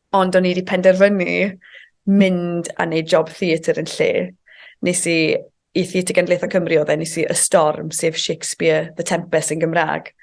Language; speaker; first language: Welsh; native; Welsh